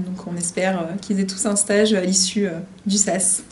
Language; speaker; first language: French; native; French